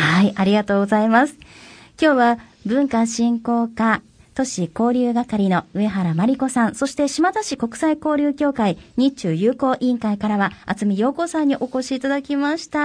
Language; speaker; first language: Japanese; native; Japanese